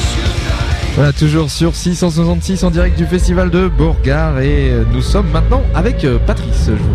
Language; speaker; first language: French; native; French